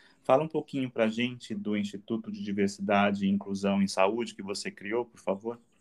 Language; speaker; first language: Portuguese; native; Portuguese